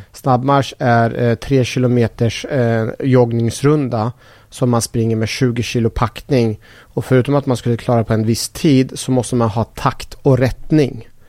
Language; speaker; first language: Swedish; early bilingual, other home language; Persian